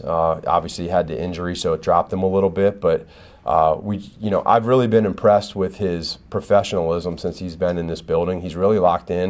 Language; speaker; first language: English; native; English